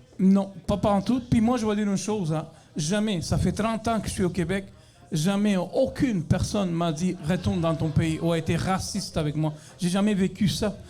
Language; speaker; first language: French; non-native, fluent; Spanish